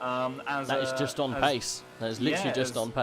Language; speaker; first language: English; native; English